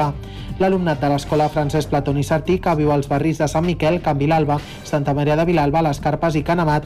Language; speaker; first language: Catalan; native; Catalan